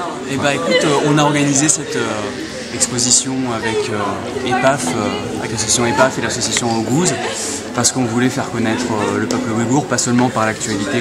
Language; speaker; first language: French; native; French